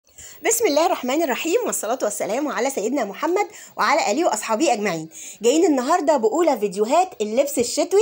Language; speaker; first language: Arabic; native; Arabic